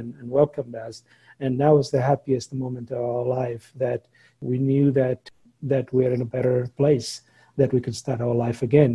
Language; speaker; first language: English; non-native, fluent; Somali